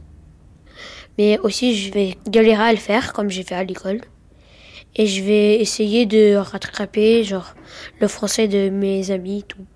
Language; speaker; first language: French; early bilingual, other home language; Ukrainian